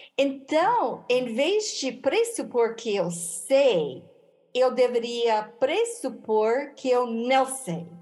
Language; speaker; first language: Portuguese; non-native, fluent; English